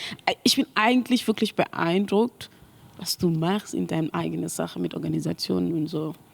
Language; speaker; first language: German; non-native, learner; Mandingo